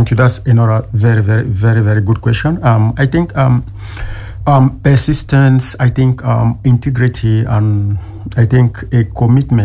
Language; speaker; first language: English; non-native, local second language; French